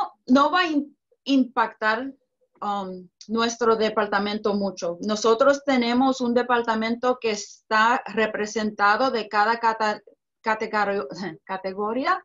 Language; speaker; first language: Spanish; early bilingual, heritage; Spanish